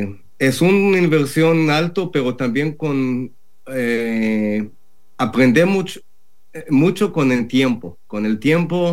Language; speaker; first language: Spanish; non-native, learner; Hebrew